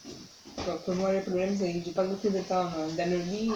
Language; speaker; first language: French; non-native, learner; Spanish